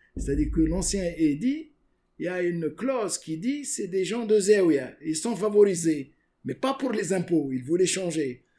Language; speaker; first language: French; non-native, local second language; Arabic